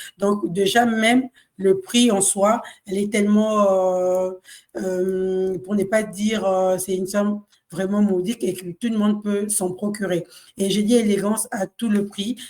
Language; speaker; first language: French; non-native, local second language; Kongo